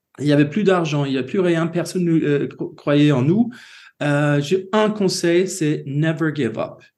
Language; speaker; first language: French; non-native, fluent; Swedish